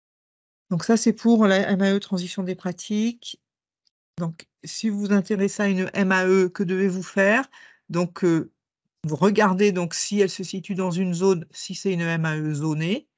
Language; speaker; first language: French; native; French